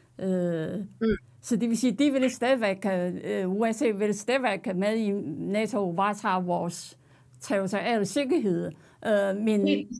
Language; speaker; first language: Danish; non-native, fluent; Chinese